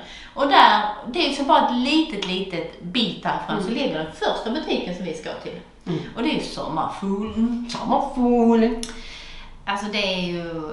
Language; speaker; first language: Swedish; native; Swedish